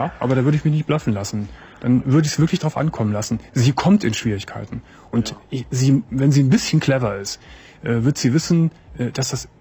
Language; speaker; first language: German; native; German